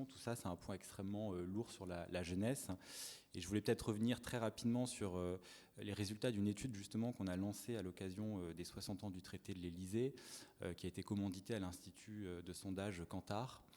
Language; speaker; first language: French; native; French